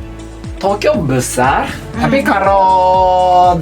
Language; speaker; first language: Indonesian; non-native, fluent; Japanese